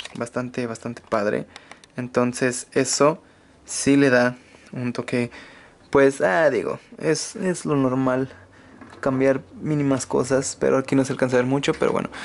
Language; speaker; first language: Spanish; native; Spanish